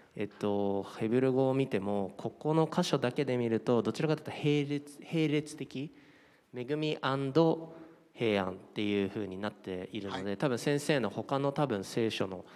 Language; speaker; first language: Japanese; native; Japanese